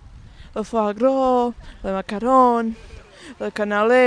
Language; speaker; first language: French; non-native, learner; Bosnian